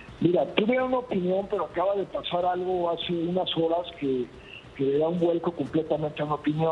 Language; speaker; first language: Spanish; native; Spanish